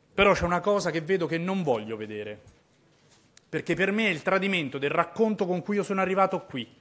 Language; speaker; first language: Italian; native; Italian